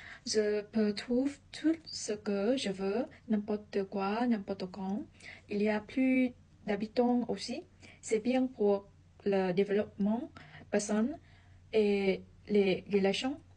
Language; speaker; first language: French; non-native, learner; Vietnamese